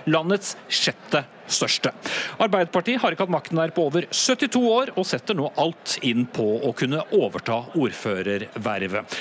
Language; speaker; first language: Norwegian; native; Norwegian